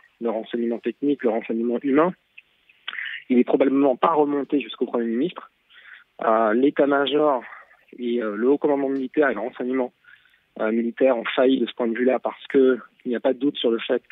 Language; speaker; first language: French; native; French